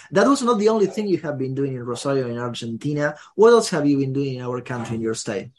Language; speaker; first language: English; non-native, fluent; Spanish